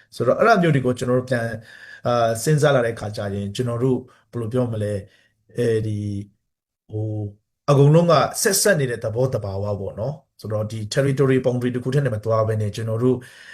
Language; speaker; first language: Burmese; non-native, local second language; Hakha Chin